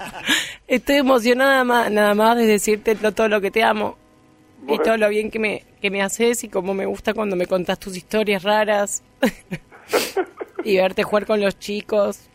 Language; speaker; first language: Spanish; native; Spanish